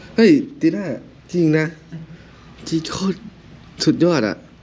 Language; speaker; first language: Thai; non-native, local second language; Northeastern Thai